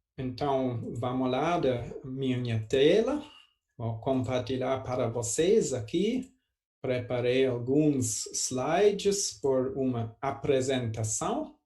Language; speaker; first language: Portuguese; non-native, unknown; German